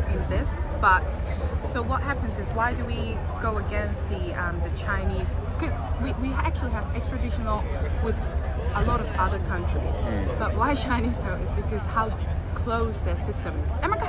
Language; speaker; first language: English; non-native, local second language; Cantonese